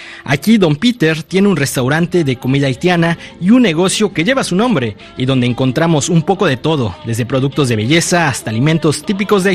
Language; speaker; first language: Spanish; native; Spanish